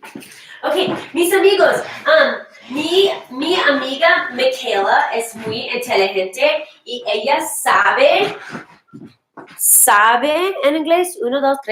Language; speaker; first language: Spanish; non-native, fluent; English